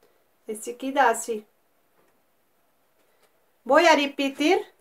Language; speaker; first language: Spanish; non-native, fluent; Arabic